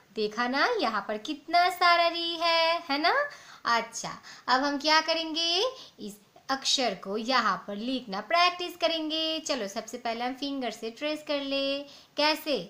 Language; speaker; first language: Hindi; non-native, local second language; Bangla